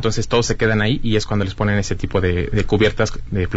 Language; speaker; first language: Spanish; native; Spanish